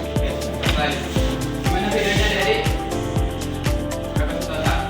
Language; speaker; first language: Indonesian; native; Indonesian